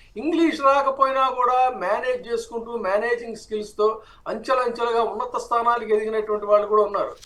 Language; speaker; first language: Telugu; native; Telugu